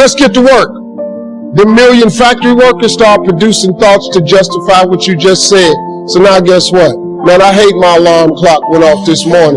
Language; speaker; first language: English; native; English